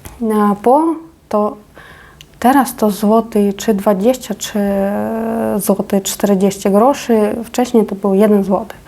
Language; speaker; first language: Polish; non-native, fluent; Ukrainian